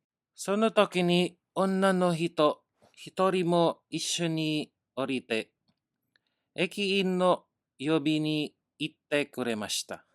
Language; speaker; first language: Japanese; non-native, learner; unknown